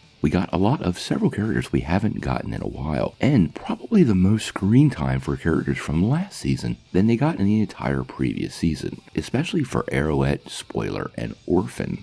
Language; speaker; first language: English; native; English